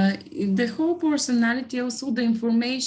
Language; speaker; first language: English; non-native, learner; Bulgarian